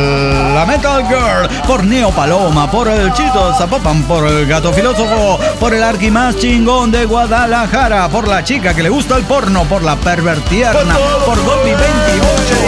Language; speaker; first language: Spanish; native; Spanish